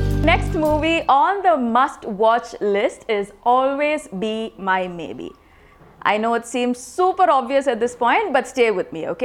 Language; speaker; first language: English; non-native, local second language; Tamil